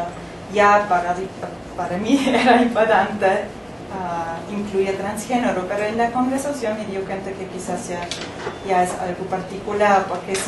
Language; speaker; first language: Spanish; non-native, fluent; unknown